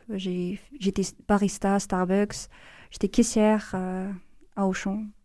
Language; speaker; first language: French; non-native, fluent; Amharic